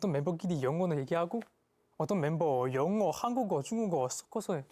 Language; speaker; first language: Korean; non-native, fluent; Chinese